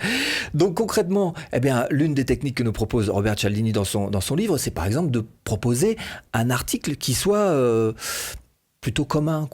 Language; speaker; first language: French; native; French